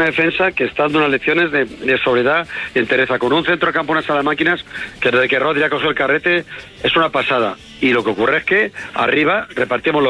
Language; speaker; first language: Spanish; native; Spanish